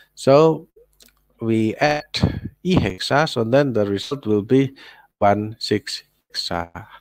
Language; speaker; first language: English; non-native, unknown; Indonesian